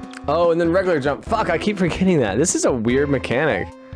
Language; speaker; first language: English; native; English